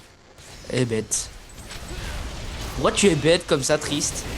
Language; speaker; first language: French; native; French